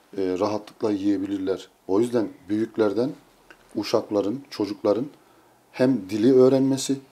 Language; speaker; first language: Turkish; native; Turkish